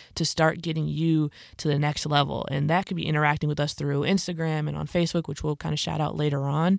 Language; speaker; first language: English; native; English